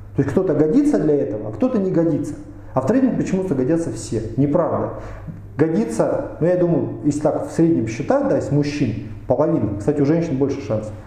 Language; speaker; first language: Russian; native; Russian